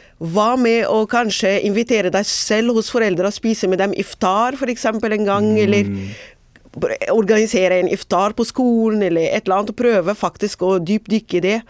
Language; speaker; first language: Norwegian; non-native, fluent; Arabic